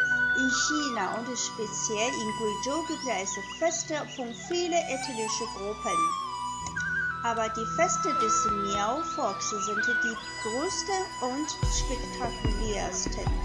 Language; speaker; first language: German; non-native, fluent; Chinese